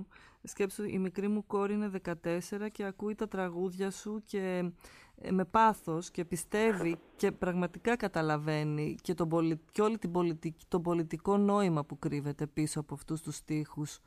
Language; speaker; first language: Greek; native; Greek